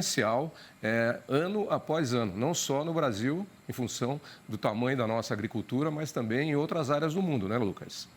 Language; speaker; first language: Portuguese; native; Portuguese